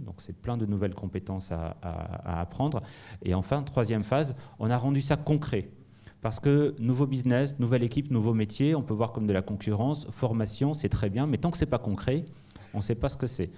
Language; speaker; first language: French; native; French